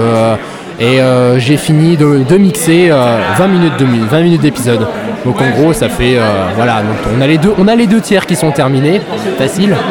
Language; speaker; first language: French; native; French